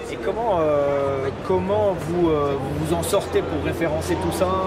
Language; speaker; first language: French; native; French